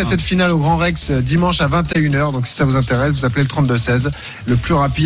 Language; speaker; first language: French; native; French